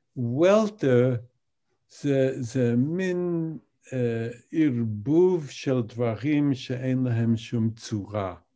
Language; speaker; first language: Hebrew; non-native, fluent; English